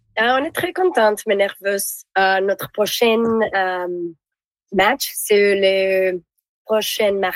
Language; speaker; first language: French; non-native, learner; Spanish